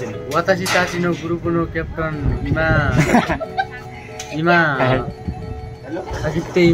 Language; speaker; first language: Japanese; non-native, learner; Nepali